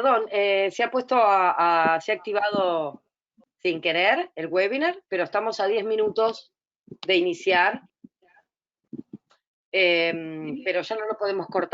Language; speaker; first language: Spanish; native; Spanish